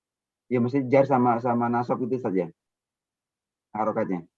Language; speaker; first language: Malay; non-native, local second language; Indonesian